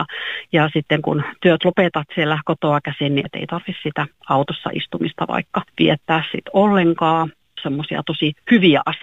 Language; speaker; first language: Finnish; native; Finnish